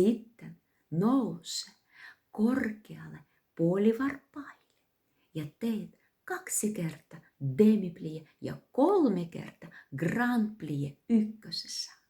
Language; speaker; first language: Finnish; non-native, learner; Russian